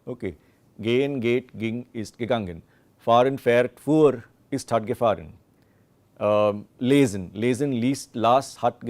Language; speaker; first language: German; non-native, fluent; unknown